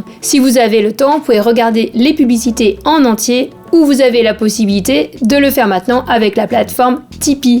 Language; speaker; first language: French; native; French